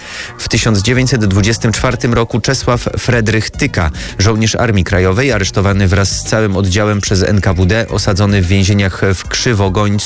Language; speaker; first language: Polish; native; Polish